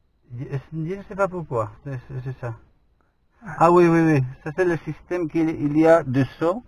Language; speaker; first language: French; non-native, learner; Spanish